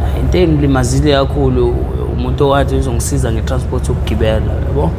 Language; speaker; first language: Zulu; native; Zulu